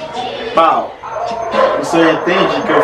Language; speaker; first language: Portuguese; non-native, learner; Haitian Creole